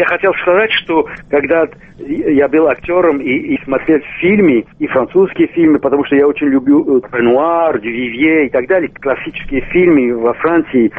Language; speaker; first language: Russian; non-native, local second language; Armenian